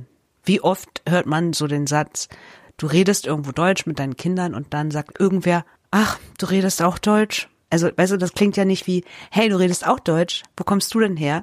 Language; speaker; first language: German; native; German